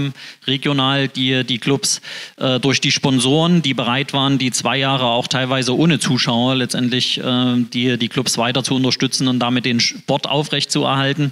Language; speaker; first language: German; native; German